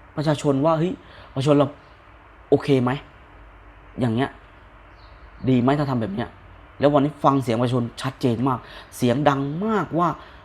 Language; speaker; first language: Thai; native; Thai